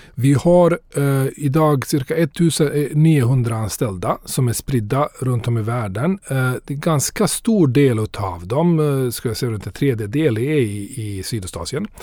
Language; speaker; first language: Swedish; non-native, fluent; Bosnian